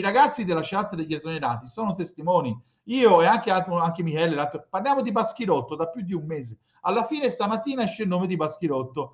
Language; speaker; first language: Italian; native; Italian